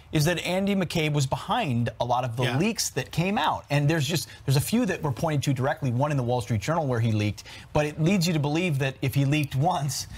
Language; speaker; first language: English; native; English